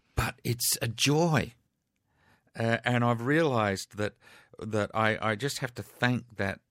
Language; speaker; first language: English; native; English